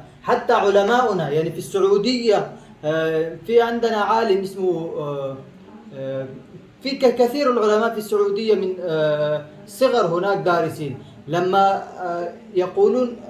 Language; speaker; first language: Arabic; non-native, learner; Pashto